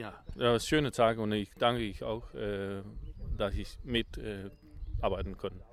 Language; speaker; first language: German; non-native, learner; Danish